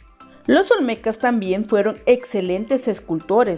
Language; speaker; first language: Spanish; native; Spanish